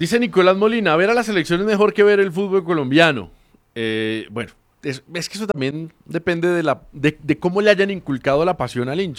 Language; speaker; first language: Spanish; native; Spanish